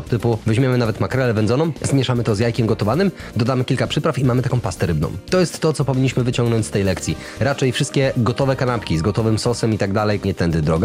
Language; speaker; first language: Polish; native; Polish